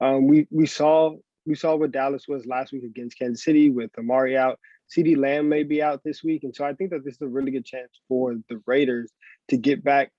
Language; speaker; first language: English; native; English